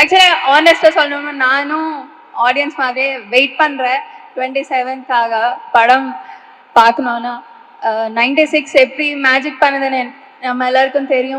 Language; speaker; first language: Tamil; non-native, fluent; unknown